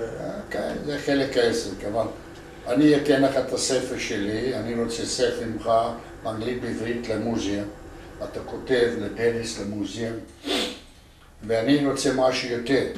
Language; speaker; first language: Hebrew; non-native, learner; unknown